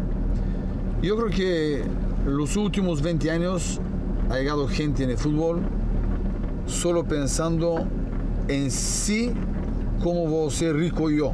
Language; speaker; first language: Spanish; non-native, fluent; Bulgarian